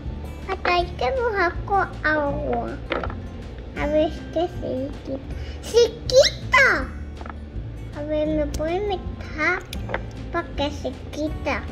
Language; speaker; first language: Spanish; early bilingual, heritage; Spanish